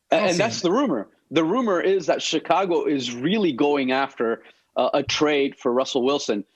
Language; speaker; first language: English; native; English